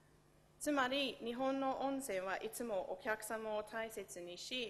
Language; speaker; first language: Japanese; non-native, fluent; English